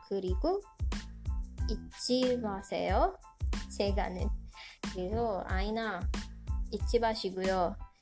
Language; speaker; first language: Korean; non-native, learner; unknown